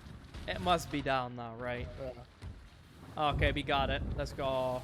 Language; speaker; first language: English; non-native, fluent; Dutch